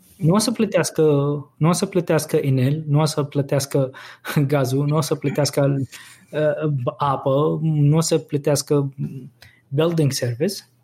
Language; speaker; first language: Romanian; non-native, fluent; Arabic